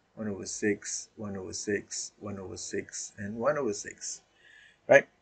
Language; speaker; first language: English; non-native, local second language; Malay